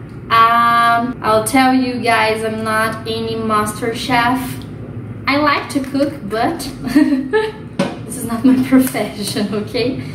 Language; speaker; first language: English; non-native, fluent; Portuguese